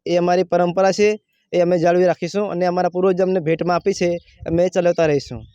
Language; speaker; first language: Gujarati; non-native, local second language; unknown